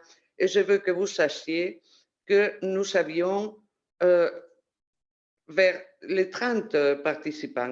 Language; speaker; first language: French; non-native, fluent; Spanish